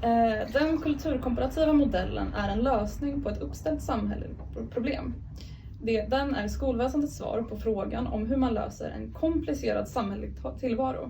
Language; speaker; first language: Swedish; native; Swedish